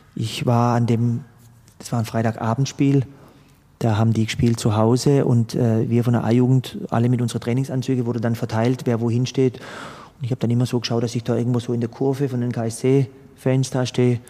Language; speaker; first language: German; early bilingual, other home language; Croatian